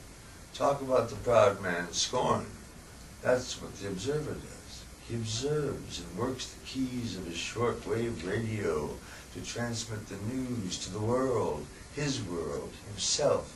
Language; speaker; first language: English; native; English